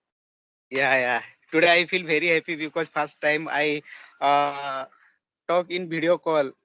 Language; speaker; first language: English; non-native, learner; Odia